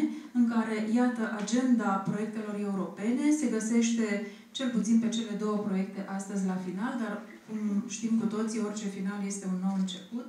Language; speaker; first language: Romanian; native; Romanian